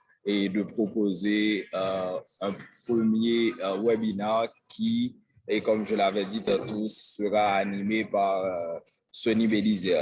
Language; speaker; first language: French; non-native, local second language; Haitian Creole